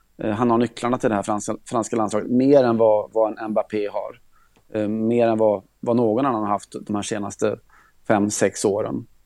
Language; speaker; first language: Swedish; native; Swedish